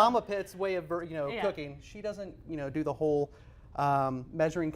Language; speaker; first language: English; native; English